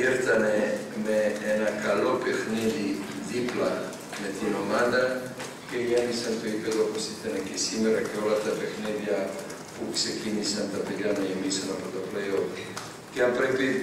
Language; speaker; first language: Greek; non-native, fluent; Serbian